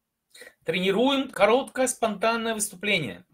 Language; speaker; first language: Russian; native; Russian